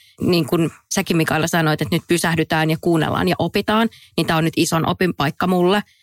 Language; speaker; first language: Finnish; native; Finnish